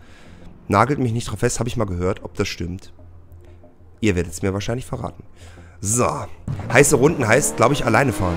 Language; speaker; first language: German; native; German